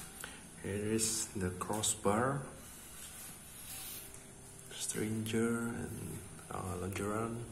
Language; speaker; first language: English; non-native, learner; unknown